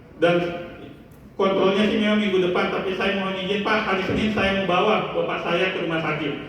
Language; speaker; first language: Indonesian; non-native, local second language; Buginese